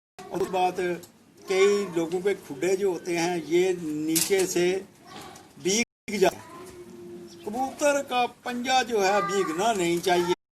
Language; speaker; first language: Urdu; non-native, local second language; Punjabi